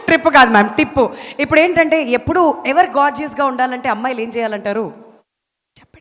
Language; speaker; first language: Telugu; native; Telugu